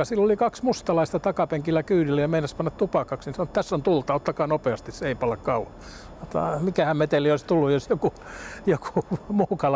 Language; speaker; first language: Finnish; native; Finnish